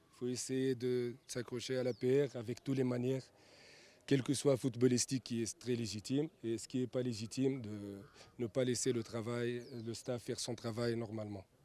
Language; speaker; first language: French; non-native, local second language; Arabic